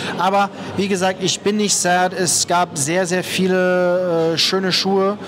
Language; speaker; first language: German; native; German